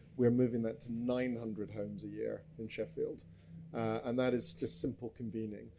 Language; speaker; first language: English; native; English